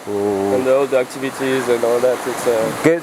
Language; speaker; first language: English; non-native, fluent; French